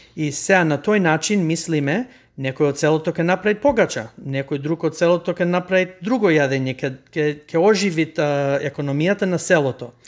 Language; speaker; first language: Macedonian; early bilingual, heritage; Macedonian